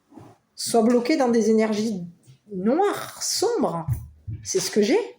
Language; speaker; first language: French; native; French